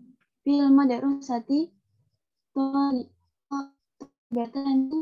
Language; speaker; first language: Arabic; non-native, learner; Indonesian